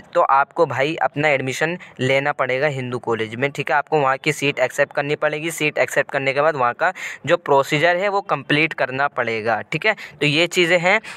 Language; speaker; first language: Hindi; native; Hindi